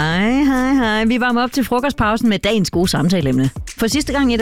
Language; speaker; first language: Danish; native; Danish